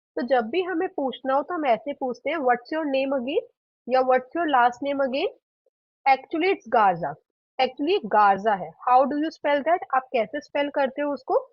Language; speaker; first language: Hindi; native; Hindi